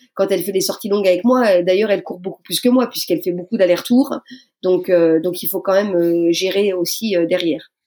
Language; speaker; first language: French; native; French